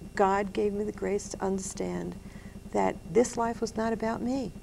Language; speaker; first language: English; native; English